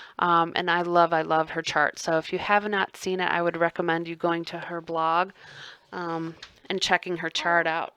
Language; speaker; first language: English; native; English